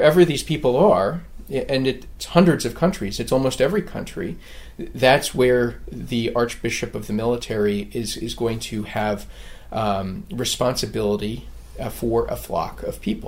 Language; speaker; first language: English; native; English